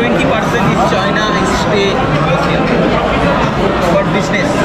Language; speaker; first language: English; non-native, learner; Bangla